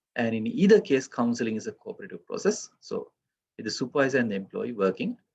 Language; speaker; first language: English; non-native, local second language; Sinhala